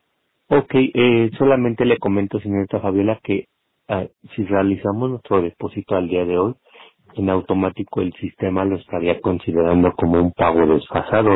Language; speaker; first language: Spanish; native; Spanish